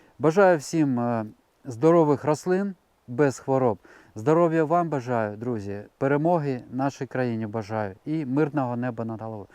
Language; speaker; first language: Ukrainian; non-native, local second language; Russian